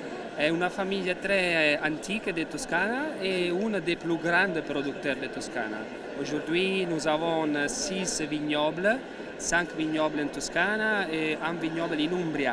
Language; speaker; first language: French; non-native, learner; Italian